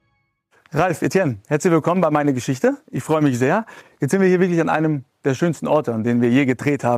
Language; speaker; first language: German; native; German